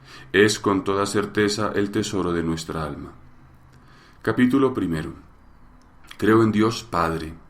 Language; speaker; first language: Spanish; native; Spanish